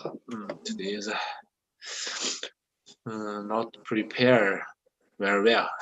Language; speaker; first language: English; non-native, learner; Chinese